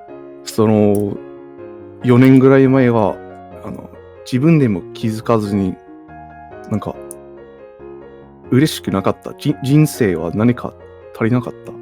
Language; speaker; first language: Japanese; non-native, fluent; English